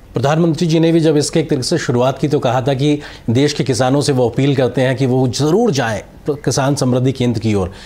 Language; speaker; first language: Hindi; native; Hindi